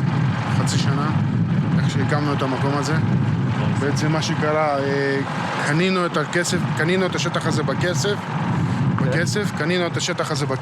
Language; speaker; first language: Hebrew; native; Hebrew